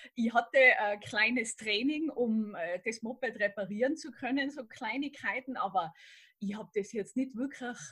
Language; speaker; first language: German; native; German